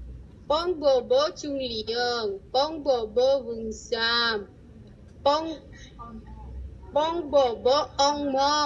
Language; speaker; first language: Chinese; non-native, learner; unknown